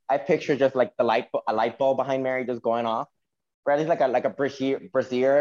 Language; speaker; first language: English; non-native, fluent; Spanish